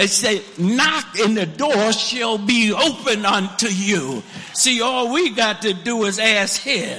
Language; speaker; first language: English; native; English